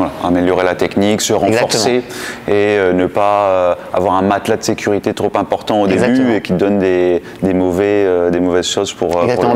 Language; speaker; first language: French; native; French